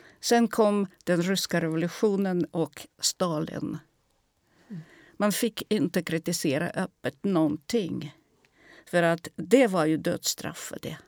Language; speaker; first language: Swedish; non-native, fluent; Russian